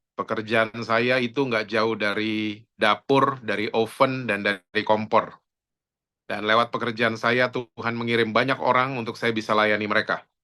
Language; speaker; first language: Indonesian; native; Indonesian